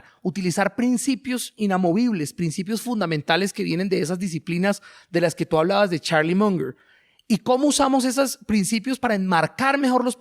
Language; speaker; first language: Spanish; native; Spanish